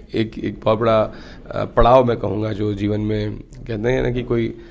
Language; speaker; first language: Hindi; native; Hindi